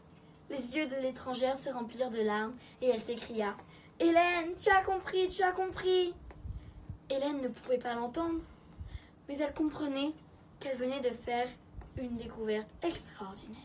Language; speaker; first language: French; native; French